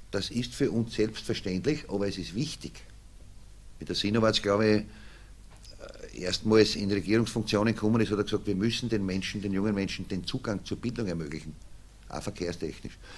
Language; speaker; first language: German; native; German